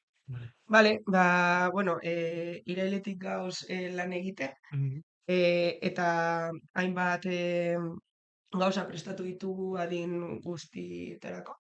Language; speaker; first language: Basque; non-native, local second language; Spanish